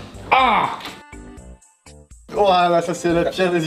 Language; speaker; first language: French; native; French